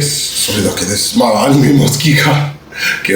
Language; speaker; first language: Japanese; non-native, fluent; English